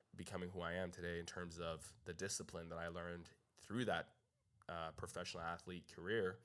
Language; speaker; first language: English; native; English